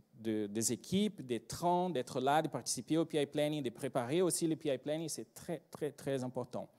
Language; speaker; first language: French; non-native, fluent; Portuguese